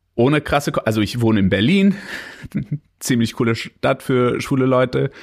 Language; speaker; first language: German; non-native, fluent; English